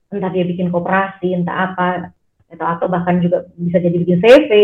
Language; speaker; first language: Indonesian; native; Indonesian